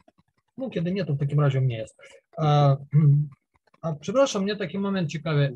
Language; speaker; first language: Polish; non-native, learner; Ukrainian